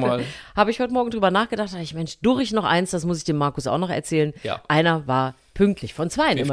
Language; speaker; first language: German; native; German